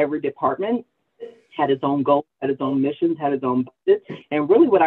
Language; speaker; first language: English; native; English